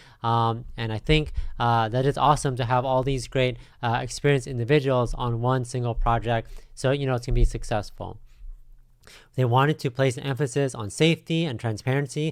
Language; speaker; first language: English; native; English